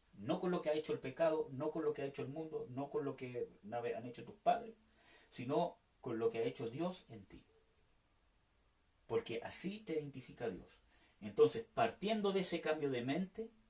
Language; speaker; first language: Spanish; native; Spanish